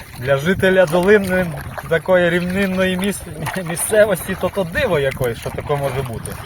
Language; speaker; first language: Ukrainian; native; Ukrainian